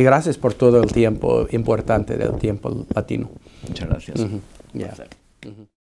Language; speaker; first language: Spanish; non-native, fluent; English